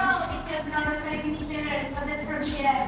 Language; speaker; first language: English; non-native, fluent; Indonesian